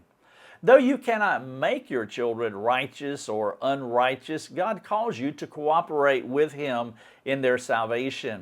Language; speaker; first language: English; native; English